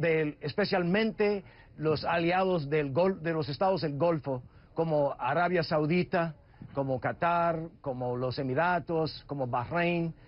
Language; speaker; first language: Spanish; non-native, fluent; English